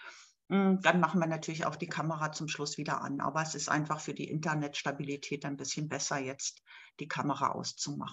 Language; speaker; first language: German; native; German